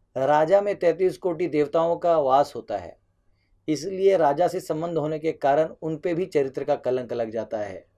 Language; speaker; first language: Hindi; native; Hindi